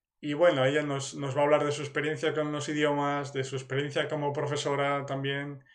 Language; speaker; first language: Spanish; native; Spanish